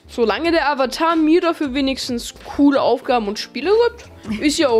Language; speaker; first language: German; native; German